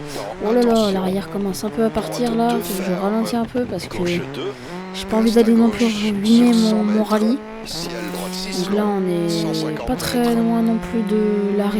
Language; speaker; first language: French; native; French